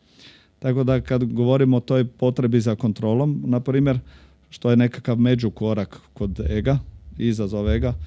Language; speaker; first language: Croatian; native; Croatian